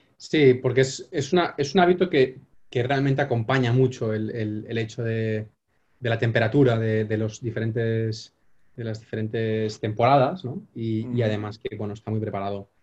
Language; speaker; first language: Spanish; non-native, local second language; Catalan